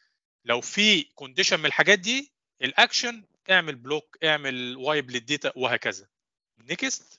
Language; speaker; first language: Arabic; native; Arabic